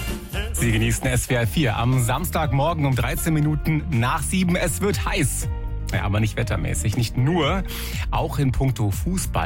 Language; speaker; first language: German; native; German